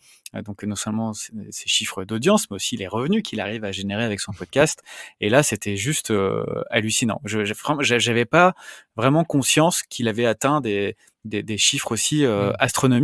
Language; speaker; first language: French; native; French